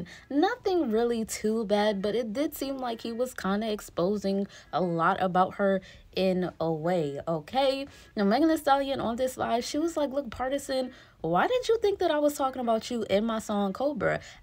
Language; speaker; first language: English; native; English